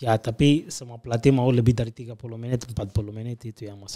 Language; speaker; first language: Indonesian; non-native, fluent; Portuguese